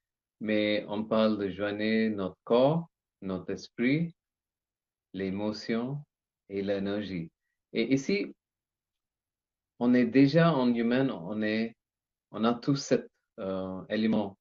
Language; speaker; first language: French; non-native, learner; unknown